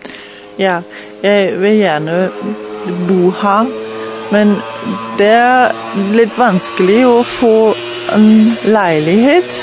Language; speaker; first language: Norwegian; non-native, learner; German